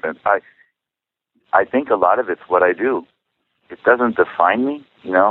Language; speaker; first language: English; early bilingual, other home language; Czech